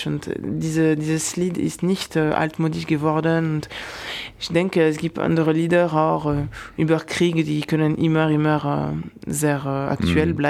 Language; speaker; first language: German; non-native, fluent; French